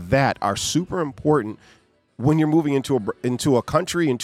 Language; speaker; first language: English; native; English